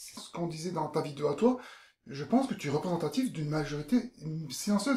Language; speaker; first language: French; native; French